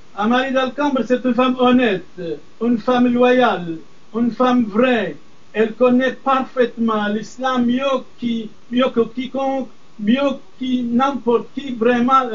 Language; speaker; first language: French; non-native, fluent; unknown